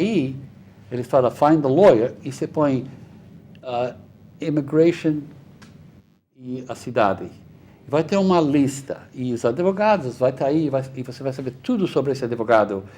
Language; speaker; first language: Portuguese; non-native, fluent; Spanish